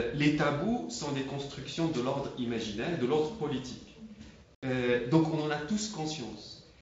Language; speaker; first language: French; non-native, local second language; Arabic